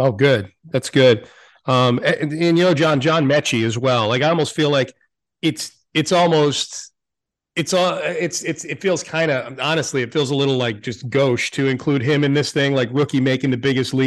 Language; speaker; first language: English; native; English